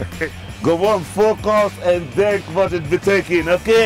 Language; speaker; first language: Dutch; non-native, fluent; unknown